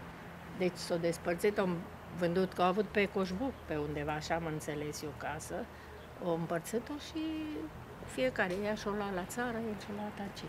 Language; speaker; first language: Romanian; native; Romanian